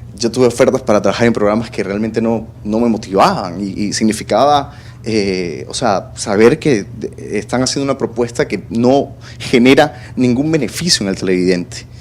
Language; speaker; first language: Spanish; native; Spanish